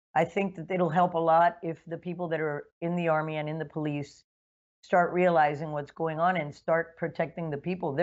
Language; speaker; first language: English; early bilingual, other home language; Spanish